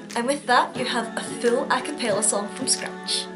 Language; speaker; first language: English; native; English